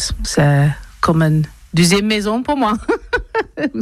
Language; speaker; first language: French; non-native, learner; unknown